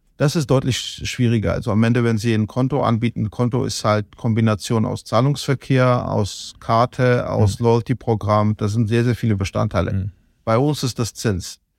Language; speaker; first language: German; non-native, fluent; Georgian